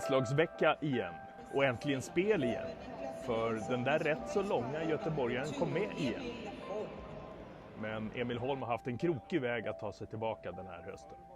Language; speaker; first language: Swedish; native; Swedish